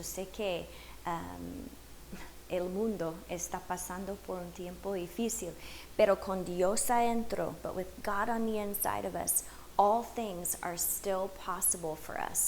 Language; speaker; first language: Spanish; non-native, fluent; English